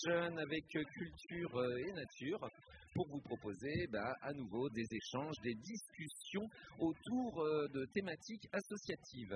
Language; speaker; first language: French; native; French